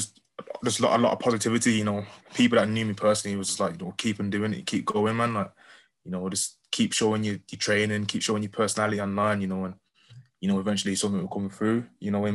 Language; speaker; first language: English; native; English